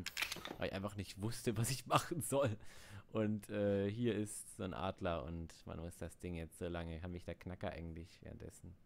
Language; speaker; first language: German; native; German